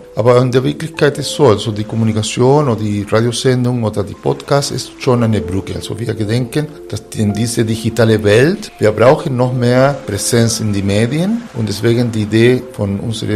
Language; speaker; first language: German; non-native, fluent; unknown